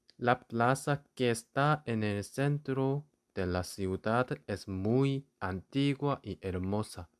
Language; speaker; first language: Spanish; non-native, learner; Korean